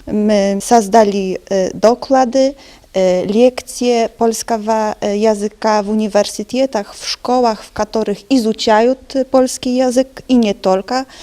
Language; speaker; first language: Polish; non-native, learner; Russian